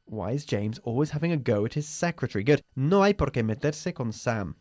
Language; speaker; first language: English; native; English